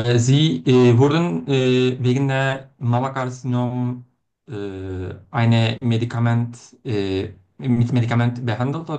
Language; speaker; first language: German; non-native, learner; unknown